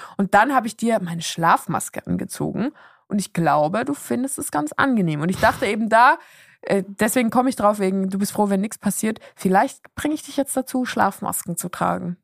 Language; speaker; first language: German; native; German